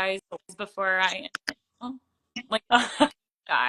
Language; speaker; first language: English; native; English